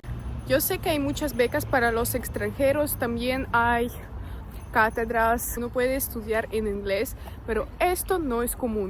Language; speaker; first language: Spanish; non-native, fluent; Russian